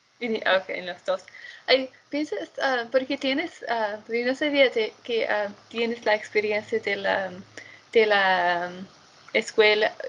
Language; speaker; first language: Spanish; non-native, fluent; English